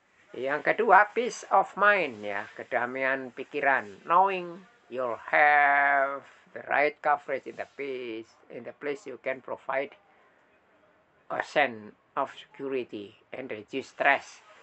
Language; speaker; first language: English; non-native, learner; Indonesian